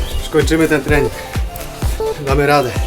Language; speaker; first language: Polish; native; Polish